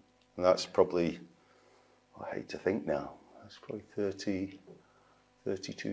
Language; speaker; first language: English; native; English